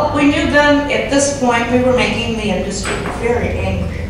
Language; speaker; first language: English; native; English